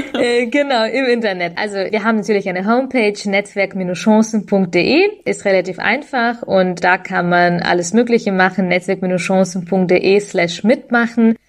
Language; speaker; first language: German; early bilingual, other home language; Russian